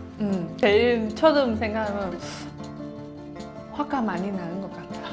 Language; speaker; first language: Korean; non-native, learner; Vietnamese